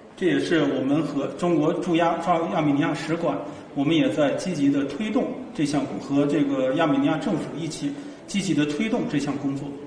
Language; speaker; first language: Chinese; native; Chinese